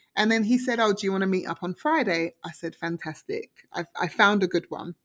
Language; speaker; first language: English; native; English